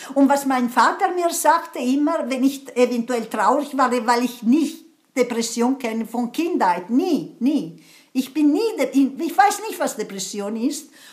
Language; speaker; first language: German; non-native, fluent; Italian